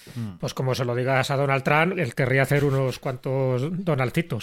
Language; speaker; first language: Spanish; native; Spanish